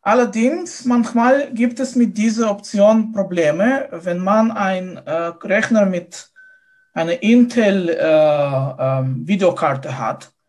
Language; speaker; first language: German; non-native, fluent; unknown